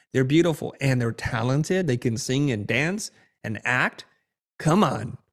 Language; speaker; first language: English; early bilingual, other home language; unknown